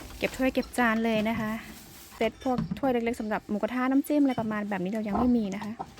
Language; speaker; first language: Thai; non-native, local second language; S'gaw Karen